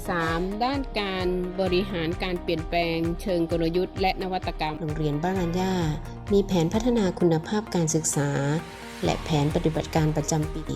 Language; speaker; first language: Thai; native; Thai